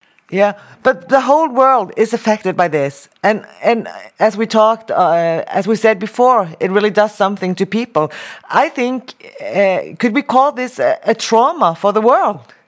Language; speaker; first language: English; non-native, fluent; Norwegian